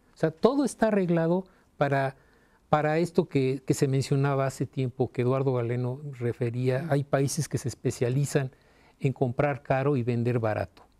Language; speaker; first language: Spanish; native; Spanish